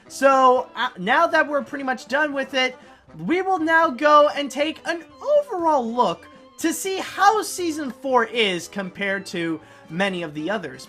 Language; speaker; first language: English; native; English